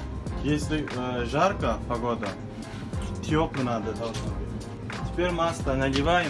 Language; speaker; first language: Russian; non-native, learner; Turkmen